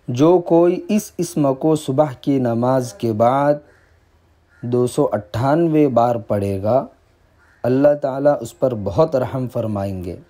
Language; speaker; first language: Urdu; non-native, local second language; Gujarati